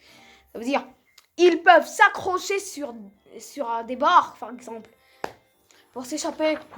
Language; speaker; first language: French; native; French